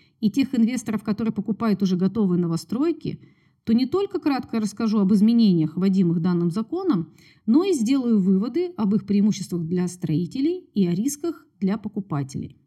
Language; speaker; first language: Russian; native; Russian